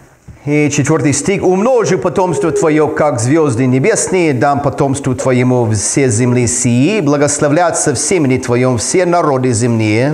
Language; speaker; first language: Russian; non-native, fluent; English